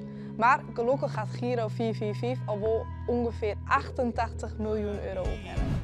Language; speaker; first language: Dutch; non-native, local second language; Western Frisian